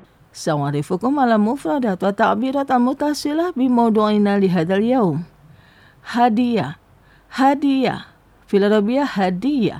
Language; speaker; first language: Arabic; non-native, fluent; Indonesian